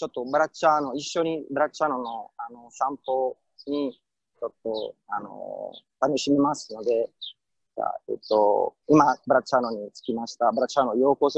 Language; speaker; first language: Japanese; non-native, fluent; Italian